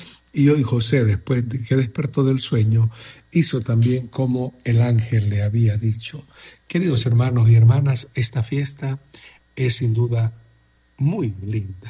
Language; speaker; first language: Spanish; native; Spanish